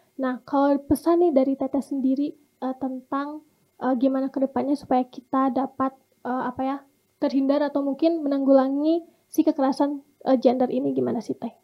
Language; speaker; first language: Indonesian; native; Indonesian